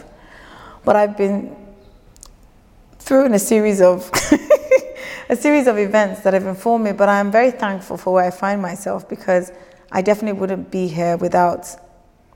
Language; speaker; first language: English; non-native, local second language; Yoruba